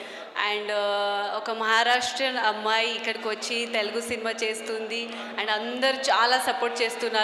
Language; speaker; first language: Telugu; non-native, local second language; Marathi